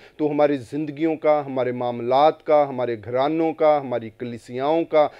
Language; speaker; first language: Urdu; non-native, local second language; Punjabi